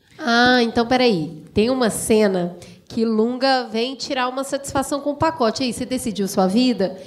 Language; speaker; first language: Portuguese; native; Portuguese